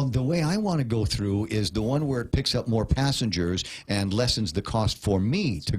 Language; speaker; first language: English; native; English